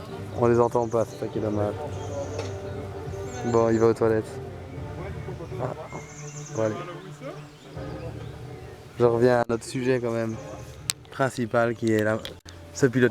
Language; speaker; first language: French; native; French